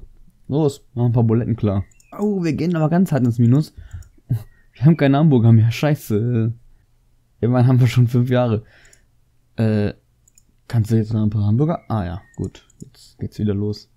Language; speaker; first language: German; native; German